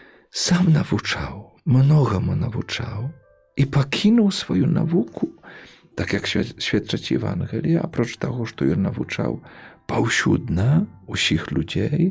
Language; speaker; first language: Polish; non-native, local second language; Belarusian